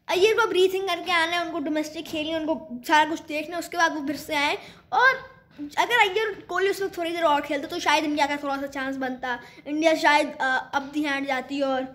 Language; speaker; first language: Urdu; native; Urdu